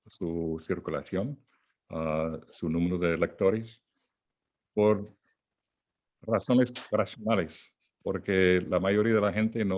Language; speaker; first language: Spanish; non-native, fluent; English